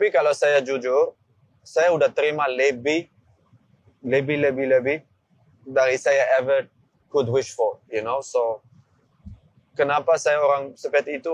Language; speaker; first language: Indonesian; non-native, learner; Dutch